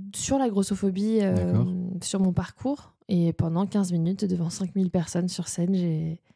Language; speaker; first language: French; native; French